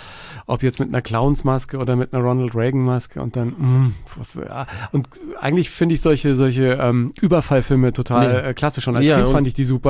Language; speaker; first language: German; native; German